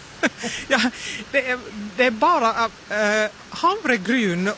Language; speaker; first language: Swedish; non-native, local second language; Finnish